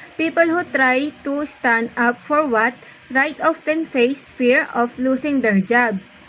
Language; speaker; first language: English; non-native, local second language; Filipino